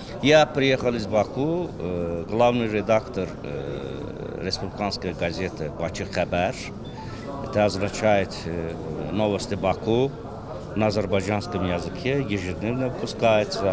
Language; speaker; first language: Russian; non-native, fluent; Azerbaijani